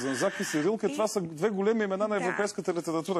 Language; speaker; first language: Bulgarian; native; Bulgarian